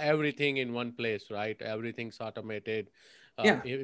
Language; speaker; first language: English; non-native, local second language; Gujarati